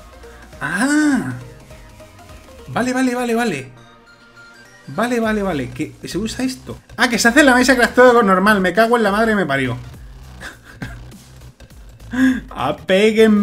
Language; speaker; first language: Spanish; native; Spanish